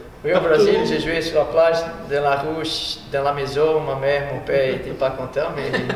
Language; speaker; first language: French; non-native, fluent; Portuguese